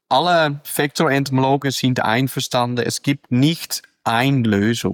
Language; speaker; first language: German; non-native, fluent; Dutch